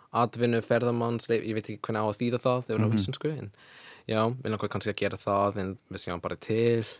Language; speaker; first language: Icelandic; non-native, fluent; English